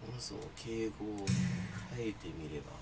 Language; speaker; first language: Japanese; non-native, fluent; English